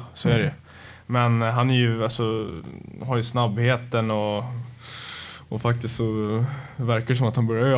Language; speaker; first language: Swedish; native; Swedish